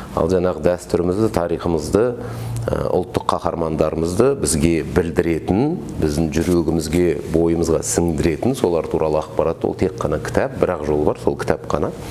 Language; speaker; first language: Kazakh; native; Kazakh